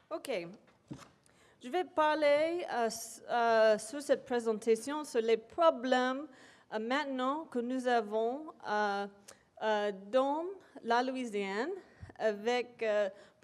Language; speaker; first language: French; non-native, local second language; English